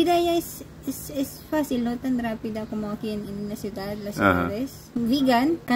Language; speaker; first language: Spanish; non-native, fluent; Iloko